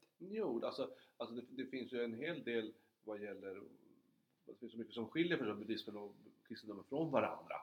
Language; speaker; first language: Swedish; native; Swedish